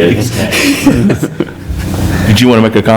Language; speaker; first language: English; native; English